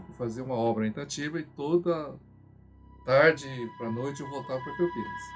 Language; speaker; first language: Portuguese; non-native, local second language; Japanese